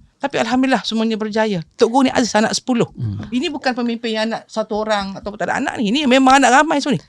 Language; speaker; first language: Malay; native; Malay